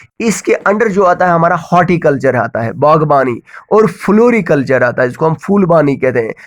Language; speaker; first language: Urdu; non-native, local second language; Kashmiri